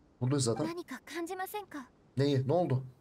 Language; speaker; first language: Turkish; native; Turkish